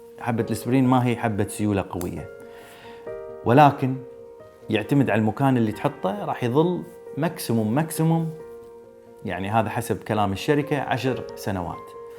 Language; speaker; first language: Arabic; native; Arabic